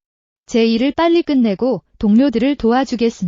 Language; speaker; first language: Korean; non-native, learner; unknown